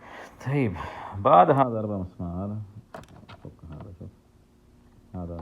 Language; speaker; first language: Arabic; non-native, learner; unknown